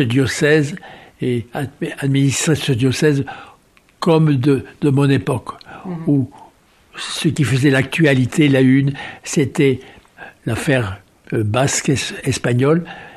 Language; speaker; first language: French; native; French